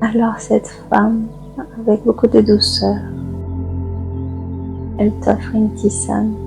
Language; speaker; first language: French; native; French